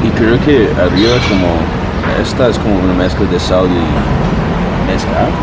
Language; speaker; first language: Spanish; non-native, fluent; English